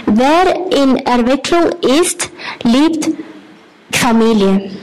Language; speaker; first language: German; non-native, learner; Thai